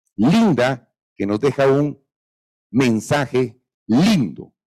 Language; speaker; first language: Spanish; native; Spanish